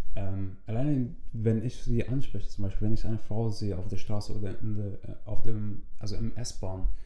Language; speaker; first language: German; non-native, fluent; Arabic